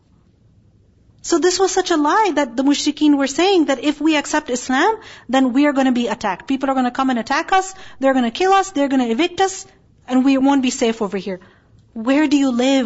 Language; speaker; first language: English; non-native, local second language; Urdu